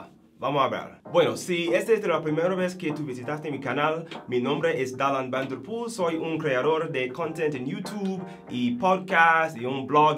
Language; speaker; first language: Spanish; non-native, learner; English